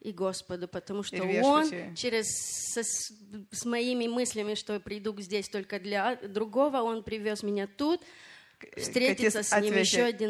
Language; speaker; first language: Russian; non-native, fluent; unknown